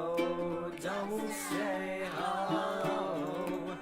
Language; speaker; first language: English; native; English